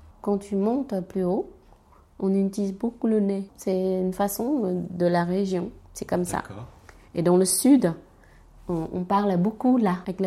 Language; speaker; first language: French; non-native, learner; Vietnamese